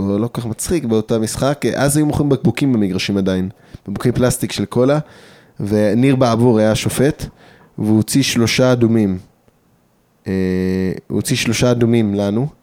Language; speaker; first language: Hebrew; early bilingual, other home language; English